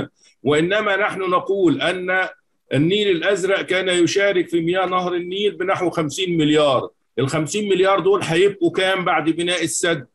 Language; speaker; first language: Arabic; native; Arabic